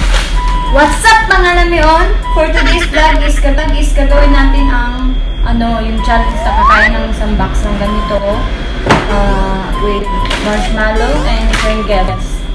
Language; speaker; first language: Filipino; non-native, local second language; Cebuano